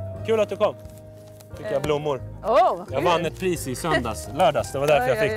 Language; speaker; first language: Swedish; native; Swedish